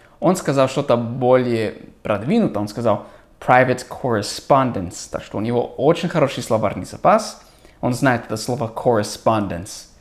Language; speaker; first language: Russian; non-native, fluent; English